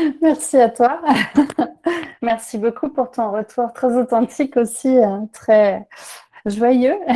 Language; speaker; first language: French; native; French